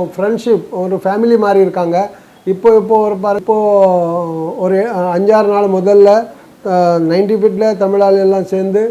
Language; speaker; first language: Tamil; non-native, local second language; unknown